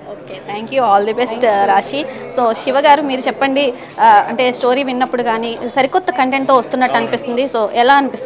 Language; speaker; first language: Telugu; native; Telugu